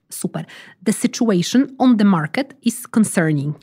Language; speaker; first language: English; non-native, fluent; Polish